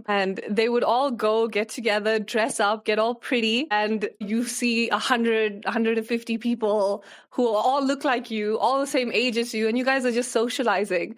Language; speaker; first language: English; early bilingual, other home language; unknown